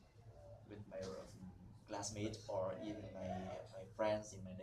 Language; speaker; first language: English; non-native, learner; Vietnamese